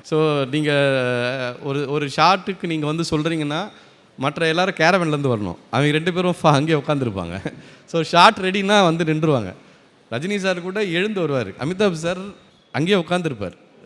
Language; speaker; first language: Tamil; native; Tamil